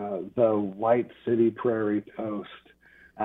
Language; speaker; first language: English; native; English